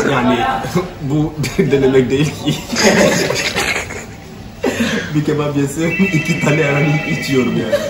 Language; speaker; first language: Turkish; non-native, fluent; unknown